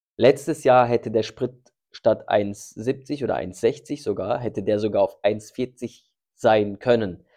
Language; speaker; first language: German; early bilingual, other home language; Turkish